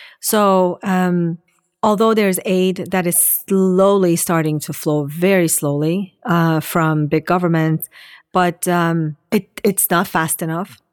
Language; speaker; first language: English; non-native, fluent; Assyrian Neo-Aramaic